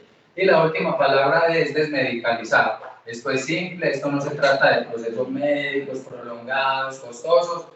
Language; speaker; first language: Spanish; native; Spanish